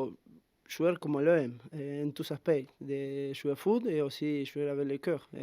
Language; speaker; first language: French; non-native, fluent; Spanish